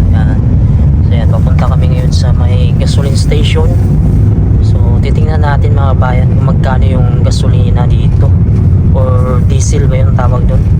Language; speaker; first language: Filipino; native; Filipino